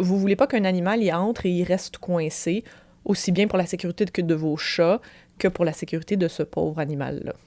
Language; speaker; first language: French; native; French